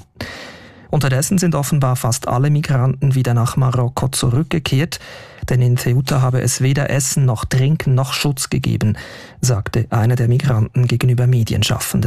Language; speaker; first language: German; native; German